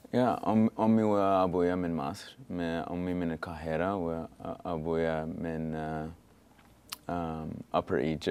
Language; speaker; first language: Arabic; early bilingual, heritage; English